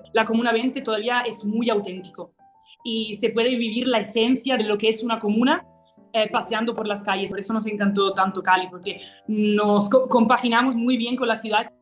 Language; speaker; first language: Spanish; non-native, fluent; Italian